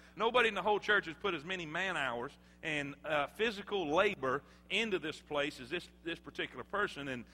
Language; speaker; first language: English; native; English